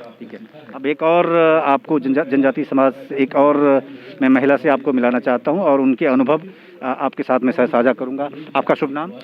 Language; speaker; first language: Hindi; native; Hindi